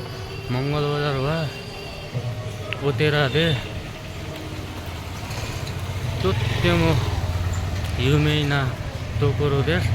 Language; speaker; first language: Japanese; non-native, learner; Nepali